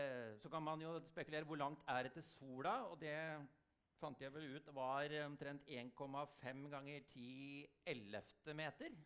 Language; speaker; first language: Norwegian; native; Norwegian